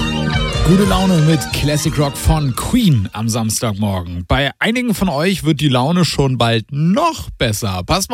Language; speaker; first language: German; native; German